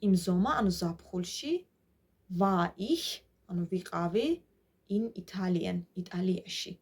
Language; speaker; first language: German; non-native, fluent; Georgian